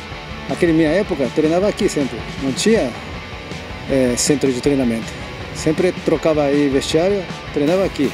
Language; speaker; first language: Portuguese; non-native, learner; Japanese